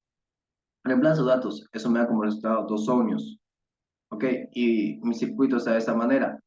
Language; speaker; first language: Spanish; native; Spanish